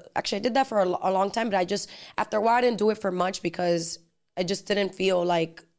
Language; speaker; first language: English; early bilingual, other home language; Spanish